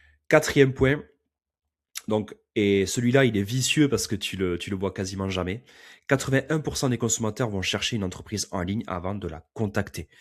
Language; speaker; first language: French; native; French